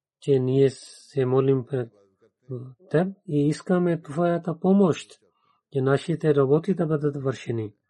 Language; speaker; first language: Bulgarian; non-native, learner; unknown